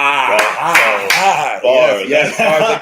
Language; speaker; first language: English; native; English